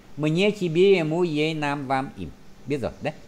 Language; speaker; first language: Vietnamese; native; Vietnamese